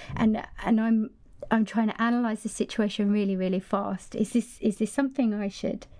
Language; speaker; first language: English; native; English